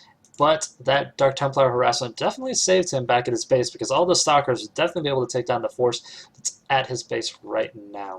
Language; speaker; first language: English; native; English